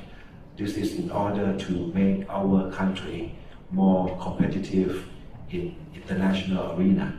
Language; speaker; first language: English; non-native, fluent; Thai